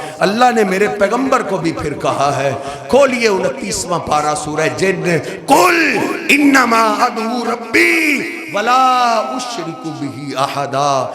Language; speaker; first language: Urdu; non-native, local second language; Punjabi